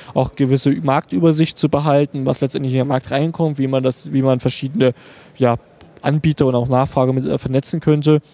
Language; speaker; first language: German; native; German